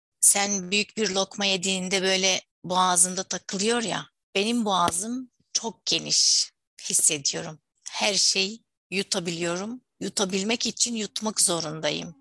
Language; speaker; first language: Turkish; non-native, fluent; Arabic